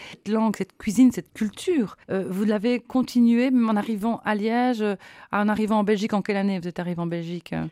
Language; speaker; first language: French; native; French